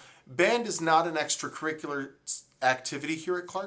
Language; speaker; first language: English; native; English